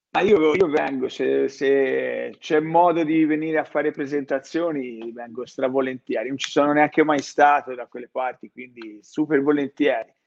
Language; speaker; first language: Italian; native; Italian